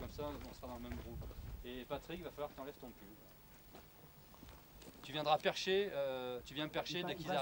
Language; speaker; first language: French; native; French